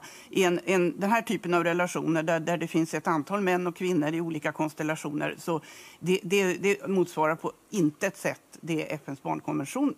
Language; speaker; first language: Swedish; native; Swedish